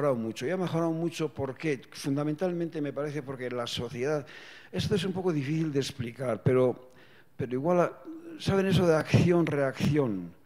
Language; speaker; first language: Spanish; non-native, local second language; Basque